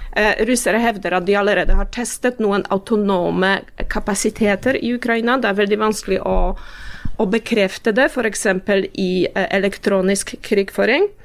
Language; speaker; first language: Norwegian; non-native, fluent; Polish